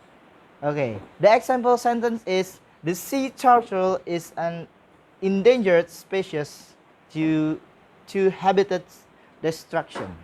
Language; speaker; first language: English; non-native, learner; Indonesian